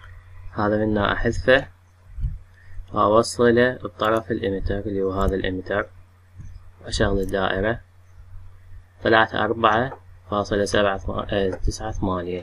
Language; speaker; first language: Arabic; native; Arabic